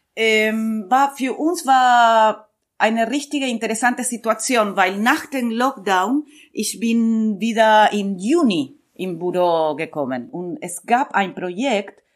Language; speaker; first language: German; non-native, learner; Spanish